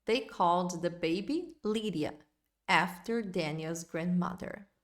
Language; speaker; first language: English; non-native, fluent; Portuguese